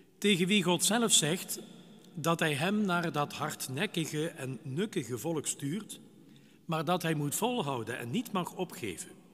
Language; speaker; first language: Dutch; native; Dutch